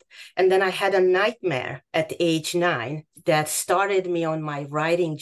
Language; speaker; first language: English; non-native, fluent; Hungarian